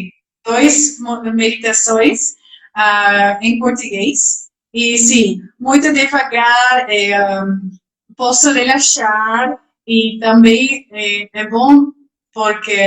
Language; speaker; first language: Portuguese; non-native, learner; Dutch